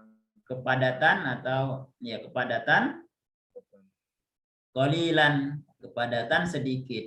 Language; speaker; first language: Indonesian; native; Indonesian